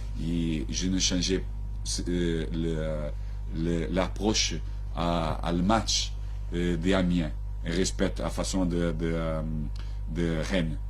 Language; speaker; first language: French; non-native, learner; Portuguese